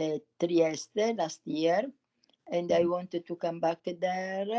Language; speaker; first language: English; non-native, learner; Italian